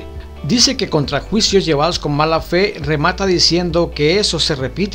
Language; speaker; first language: Spanish; native; Spanish